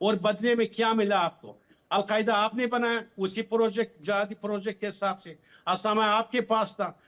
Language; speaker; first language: Hindi; non-native, fluent; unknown